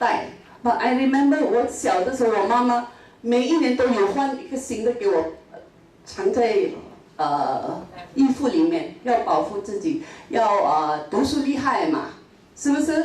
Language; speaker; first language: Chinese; non-native, local second language; Min Nan Chinese